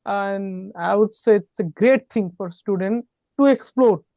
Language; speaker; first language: English; non-native, fluent; Bangla